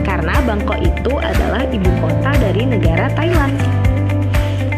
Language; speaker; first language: Indonesian; native; Indonesian